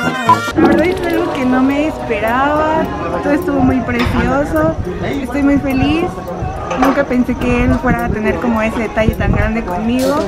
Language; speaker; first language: Spanish; native; Spanish